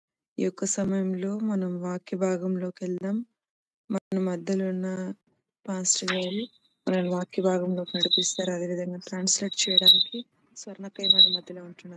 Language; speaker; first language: Telugu; native; Telugu